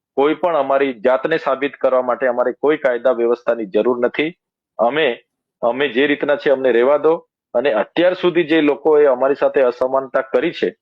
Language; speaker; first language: Gujarati; non-native, local second language; Bhili